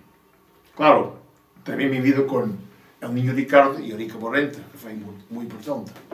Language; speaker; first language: Spanish; non-native, fluent; English